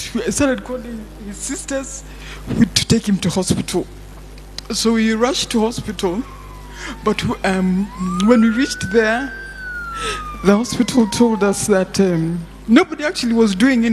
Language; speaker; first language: English; non-native, local second language; Swahili